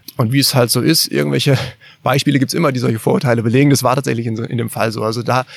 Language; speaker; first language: German; native; German